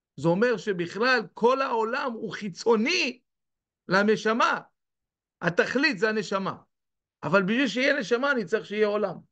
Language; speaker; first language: Hebrew; native; Hebrew